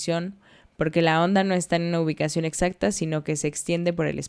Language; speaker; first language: Spanish; native; Spanish